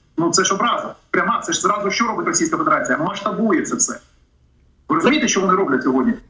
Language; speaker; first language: Ukrainian; native; Ukrainian